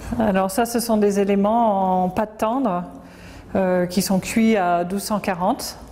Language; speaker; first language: French; non-native, fluent; English